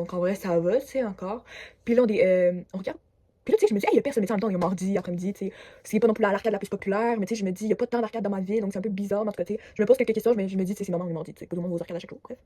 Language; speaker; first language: French; native; French